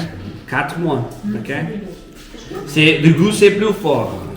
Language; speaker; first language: French; non-native, learner; Portuguese